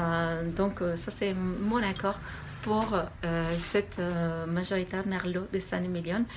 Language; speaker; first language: French; non-native, fluent; Spanish